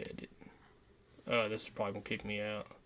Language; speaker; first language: English; native; English